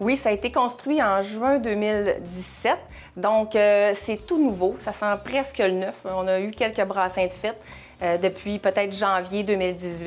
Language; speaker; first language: French; native; French